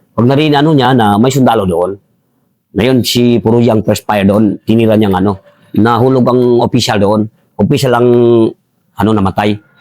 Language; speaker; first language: Filipino; non-native, local second language; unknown